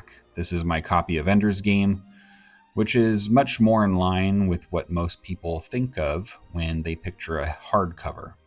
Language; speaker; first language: English; native; English